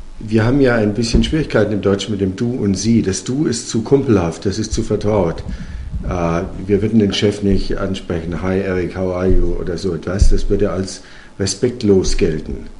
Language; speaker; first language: German; native; German